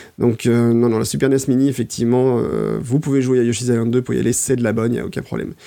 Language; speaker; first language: French; native; French